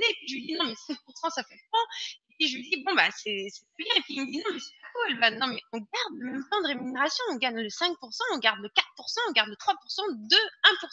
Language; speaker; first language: French; native; French